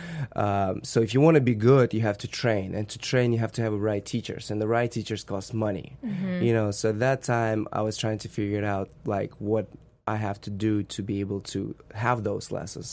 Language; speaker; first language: English; non-native, fluent; Russian